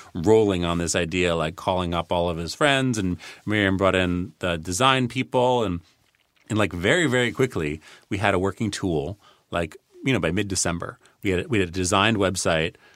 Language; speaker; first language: English; native; English